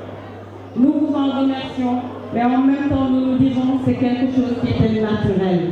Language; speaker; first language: French; non-native, local second language; Jola-Fonyi